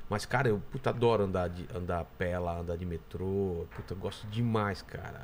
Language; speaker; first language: Portuguese; native; Portuguese